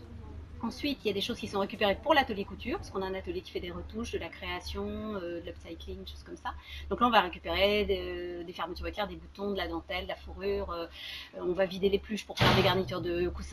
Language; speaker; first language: French; native; French